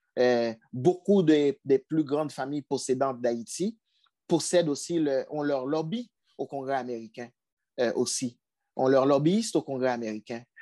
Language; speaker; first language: French; non-native, local second language; Haitian Creole